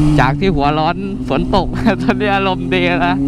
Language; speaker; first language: Thai; native; Thai